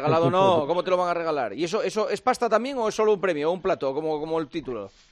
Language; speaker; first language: Spanish; native; Spanish